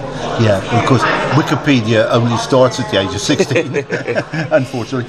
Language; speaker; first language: English; native; English